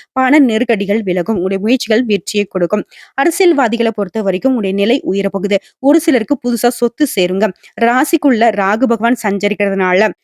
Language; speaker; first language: Tamil; native; Tamil